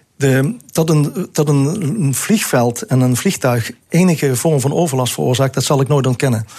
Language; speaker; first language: Dutch; native; Dutch